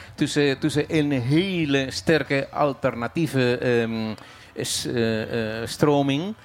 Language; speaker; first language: Dutch; non-native, fluent; Spanish